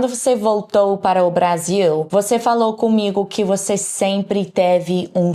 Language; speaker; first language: Portuguese; non-native, learner; English